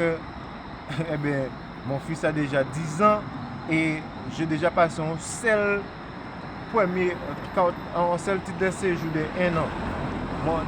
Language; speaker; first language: French; non-native, local second language; Haitian Creole